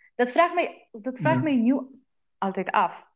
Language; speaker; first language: Dutch; non-native, learner; Polish